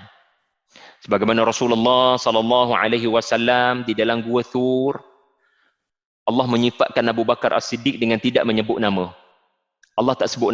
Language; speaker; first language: Malay; native; Malay